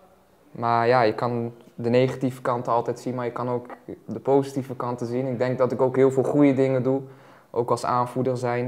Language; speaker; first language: Dutch; native; Dutch